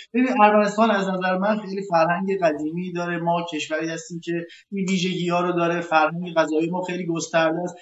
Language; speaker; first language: Persian; native; Persian